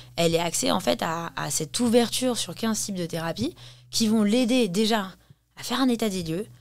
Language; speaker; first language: French; early bilingual, heritage; English